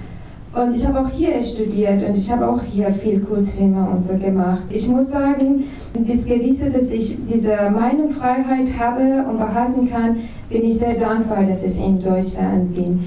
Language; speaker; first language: German; non-native, fluent; Persian